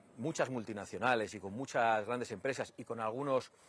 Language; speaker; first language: Spanish; native; Spanish